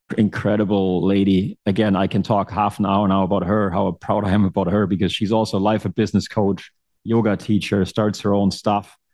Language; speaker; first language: English; non-native, fluent; German